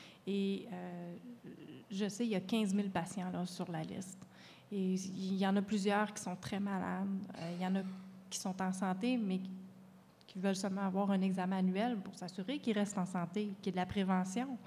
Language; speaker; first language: French; native; French